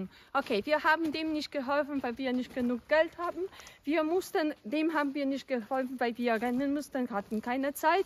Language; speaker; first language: German; non-native, fluent; Polish